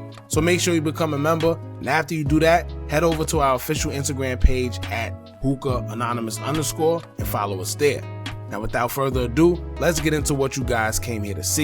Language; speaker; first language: English; native; English